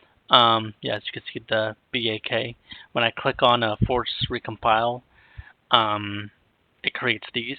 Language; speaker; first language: English; native; English